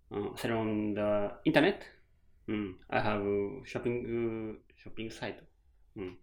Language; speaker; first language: English; non-native, learner; Japanese